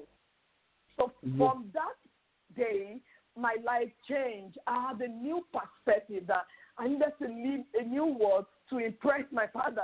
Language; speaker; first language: English; non-native, local second language; Yoruba